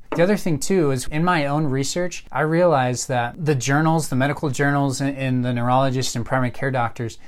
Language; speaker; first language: English; native; English